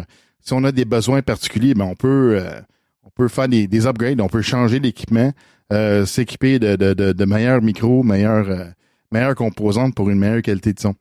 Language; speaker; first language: French; native; French